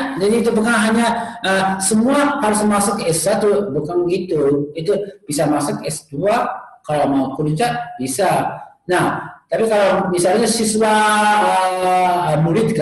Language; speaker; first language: Indonesian; non-native, learner; Japanese